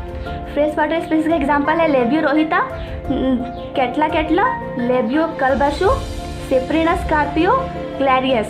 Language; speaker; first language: Hindi; native; Hindi